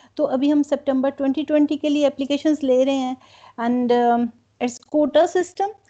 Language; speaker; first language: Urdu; non-native, local second language; Punjabi